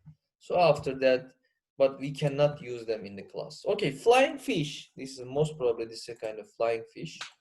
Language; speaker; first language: English; non-native, fluent; Turkish